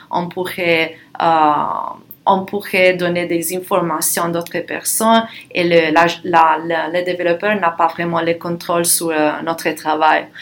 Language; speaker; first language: French; non-native, fluent; Italian